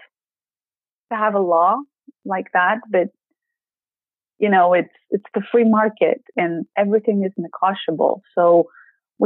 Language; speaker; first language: English; non-native, fluent; Greek